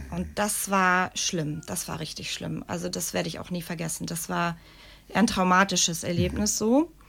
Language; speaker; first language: German; early bilingual, other home language; Czech